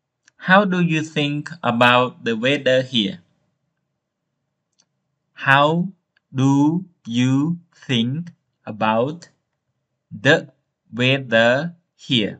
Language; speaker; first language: English; non-native, learner; Khmer